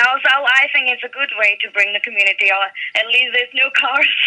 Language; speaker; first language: English; non-native, local second language; Malayalam